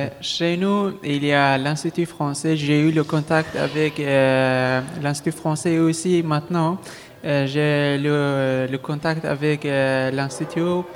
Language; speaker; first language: French; non-native, learner; Kurdish